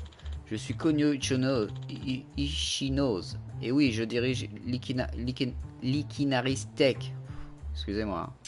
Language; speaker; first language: French; native; French